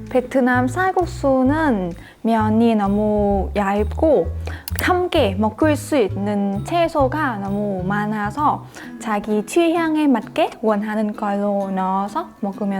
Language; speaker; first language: Korean; non-native, fluent; Vietnamese